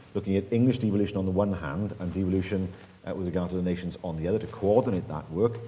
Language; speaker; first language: English; native; English